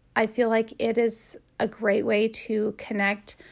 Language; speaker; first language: English; native; English